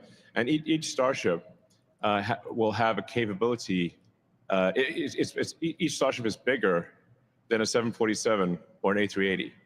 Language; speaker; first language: English; native; English